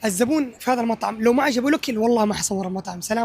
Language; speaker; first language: Arabic; native; Arabic